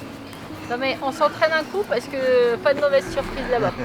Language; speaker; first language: French; native; French